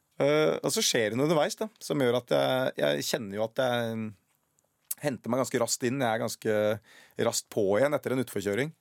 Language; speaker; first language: Norwegian; native; Norwegian